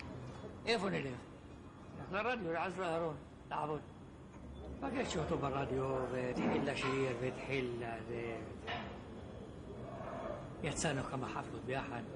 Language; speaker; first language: Hebrew; non-native, fluent; Arabic